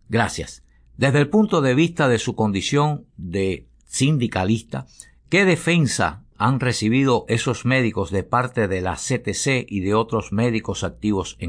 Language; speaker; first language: Spanish; native; Spanish